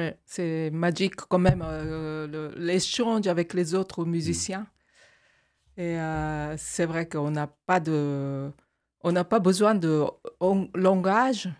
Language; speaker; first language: French; non-native, fluent; Japanese